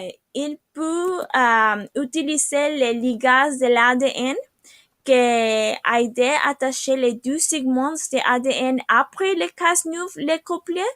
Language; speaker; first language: French; non-native, learner; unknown